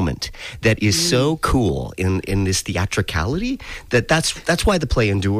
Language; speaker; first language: English; native; English